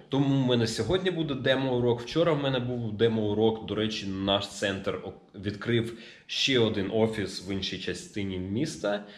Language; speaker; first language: Ukrainian; native; Ukrainian